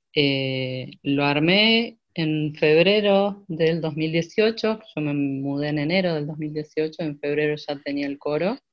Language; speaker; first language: Spanish; native; Spanish